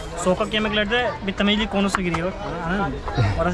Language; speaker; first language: Turkish; non-native, fluent; Urdu